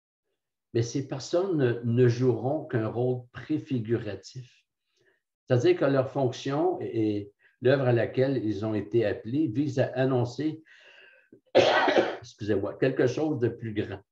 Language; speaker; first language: French; native; French